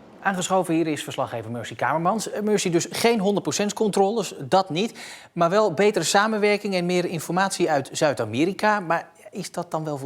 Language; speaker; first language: Dutch; native; Dutch